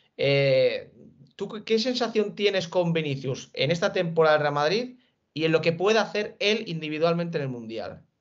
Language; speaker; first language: Spanish; native; Spanish